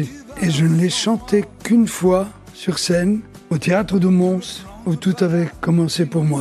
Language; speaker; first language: French; early bilingual, other home language; Italian